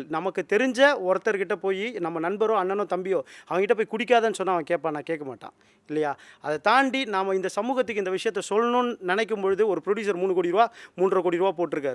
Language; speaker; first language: Tamil; native; Tamil